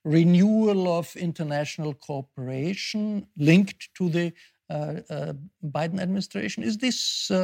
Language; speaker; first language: English; non-native, fluent; German